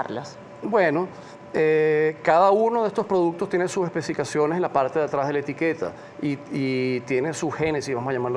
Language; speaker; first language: Spanish; native; Spanish